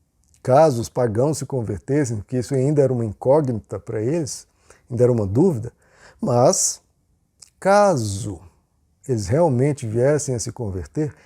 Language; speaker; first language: Portuguese; native; Portuguese